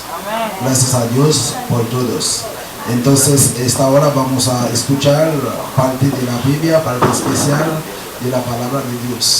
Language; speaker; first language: Spanish; non-native, learner; Haitian Creole